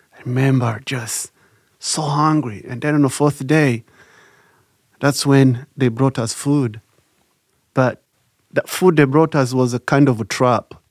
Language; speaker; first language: English; non-native, local second language; Kinyarwanda